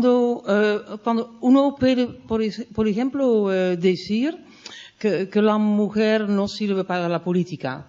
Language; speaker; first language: Spanish; non-native, fluent; Dutch